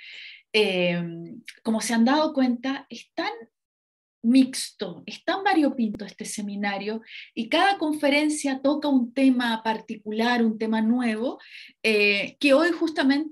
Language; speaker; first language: Spanish; native; Spanish